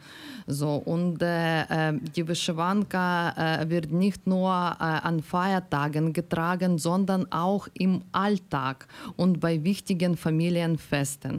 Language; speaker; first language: German; non-native, learner; Ukrainian